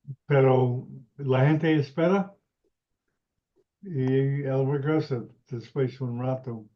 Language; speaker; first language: Spanish; non-native, learner; English